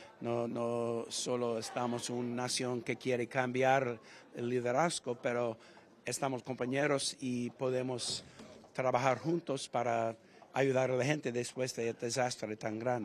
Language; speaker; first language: Spanish; non-native, fluent; English